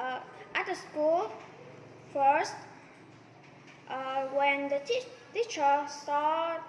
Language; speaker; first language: English; non-native, learner; Vietnamese